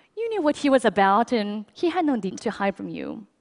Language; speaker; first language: English; early bilingual, other home language; Chinese